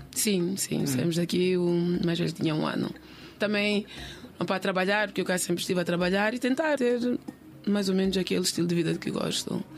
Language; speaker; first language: Portuguese; native; Portuguese